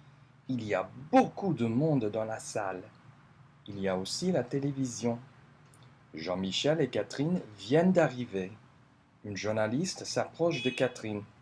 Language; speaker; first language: French; non-native, fluent; English